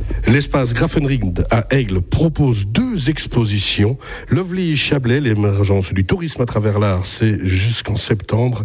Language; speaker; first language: French; native; French